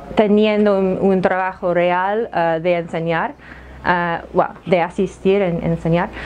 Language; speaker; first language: Spanish; non-native, fluent; English